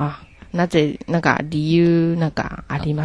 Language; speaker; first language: Japanese; non-native, learner; Chinese